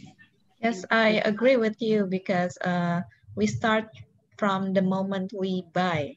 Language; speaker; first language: English; non-native, local second language; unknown